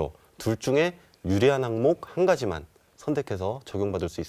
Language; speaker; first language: Korean; native; Korean